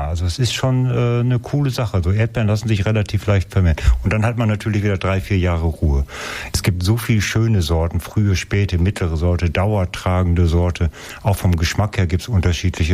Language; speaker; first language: German; native; German